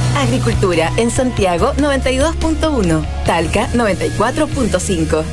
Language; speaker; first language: Spanish; native; Spanish